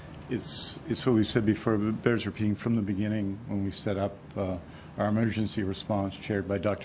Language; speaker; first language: English; native; English